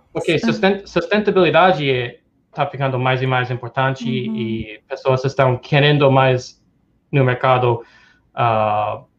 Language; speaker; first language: Portuguese; non-native, fluent; English